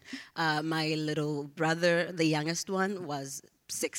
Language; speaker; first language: English; non-native, local second language; Zulu